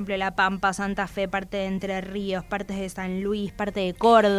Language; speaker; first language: Spanish; native; Spanish